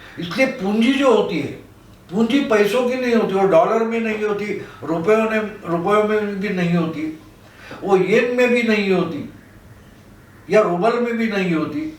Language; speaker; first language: Hindi; non-native, local second language; Marathi